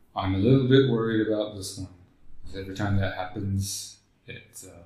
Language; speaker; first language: English; native; English